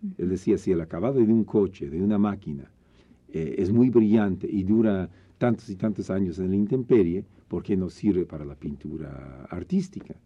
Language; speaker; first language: Spanish; non-native, fluent; English